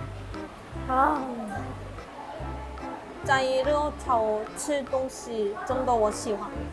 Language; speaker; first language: Chinese; non-native, fluent; Korean